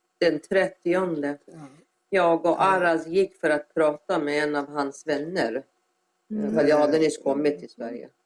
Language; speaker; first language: Swedish; non-native, fluent; Persian